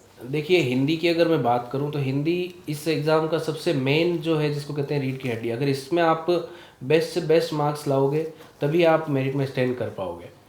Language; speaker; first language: Hindi; native; Hindi